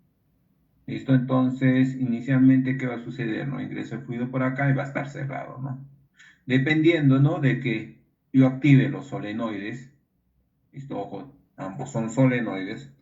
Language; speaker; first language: Spanish; native; Spanish